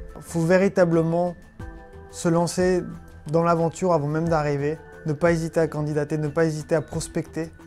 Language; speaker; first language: French; native; French